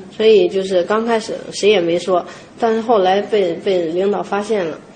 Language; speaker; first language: Chinese; native; Chinese